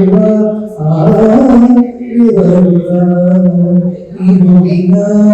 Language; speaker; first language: Telugu; native; Telugu